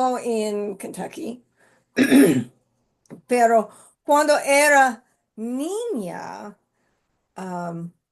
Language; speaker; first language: Spanish; non-native, learner; English